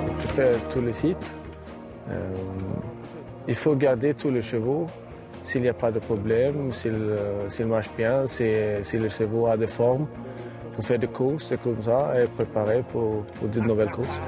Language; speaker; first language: French; non-native, learner; Swedish